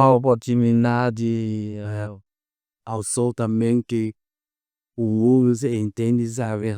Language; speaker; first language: Portuguese; non-native, fluent; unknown